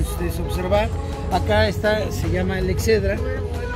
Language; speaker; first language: Spanish; native; Spanish